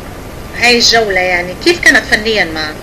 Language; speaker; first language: Arabic; native; Arabic